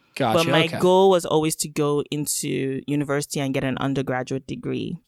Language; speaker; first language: English; non-native, local second language; Yoruba